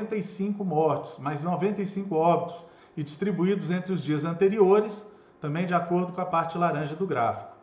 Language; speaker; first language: Portuguese; native; Portuguese